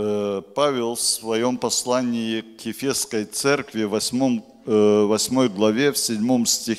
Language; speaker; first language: Polish; non-native, learner; Russian